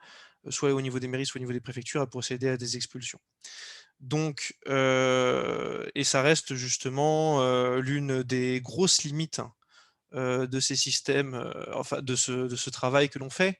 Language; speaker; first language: French; native; French